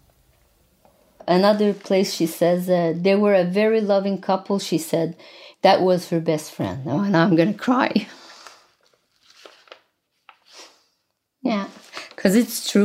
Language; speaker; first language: English; non-native, fluent; French